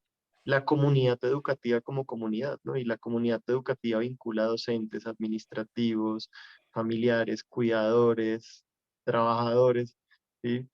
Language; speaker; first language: Spanish; native; Spanish